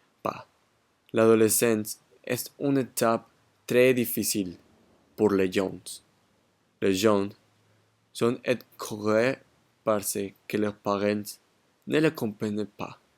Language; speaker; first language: French; non-native, learner; Spanish